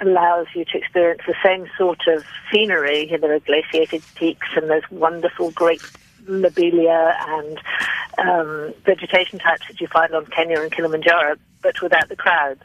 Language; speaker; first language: English; native; English